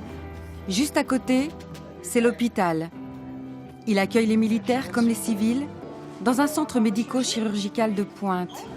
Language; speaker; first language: French; native; French